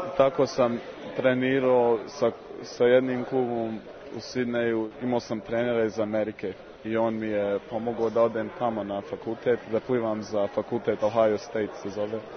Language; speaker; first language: Serbian; early bilingual, heritage; English